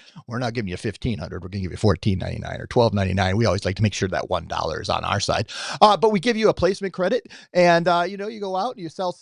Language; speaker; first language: English; native; English